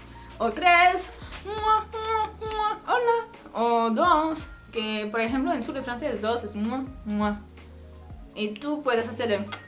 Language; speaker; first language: Spanish; non-native, learner; French